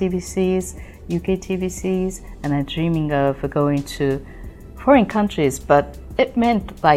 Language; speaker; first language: English; non-native, fluent; Japanese